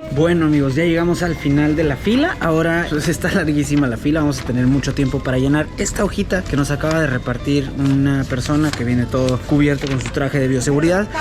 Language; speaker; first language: Spanish; native; Spanish